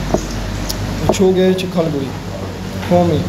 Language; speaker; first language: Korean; non-native, learner; Punjabi